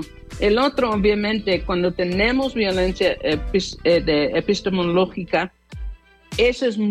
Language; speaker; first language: Spanish; non-native, fluent; English